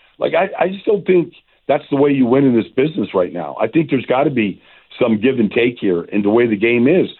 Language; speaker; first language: English; native; English